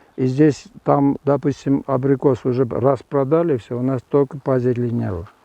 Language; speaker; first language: Russian; non-native, local second language; Armenian